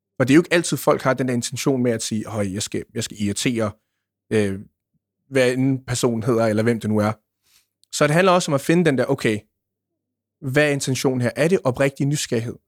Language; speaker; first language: Danish; early bilingual, other home language; Punjabi